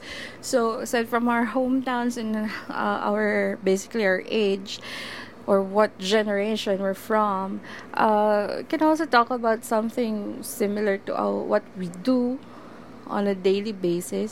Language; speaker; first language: English; non-native, local second language; Filipino